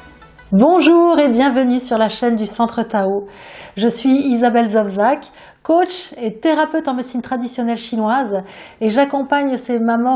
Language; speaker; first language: French; native; French